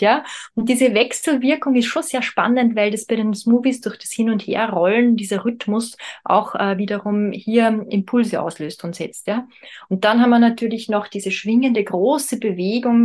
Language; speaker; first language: German; native; German